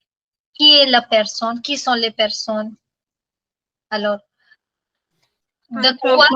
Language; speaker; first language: French; non-native, fluent; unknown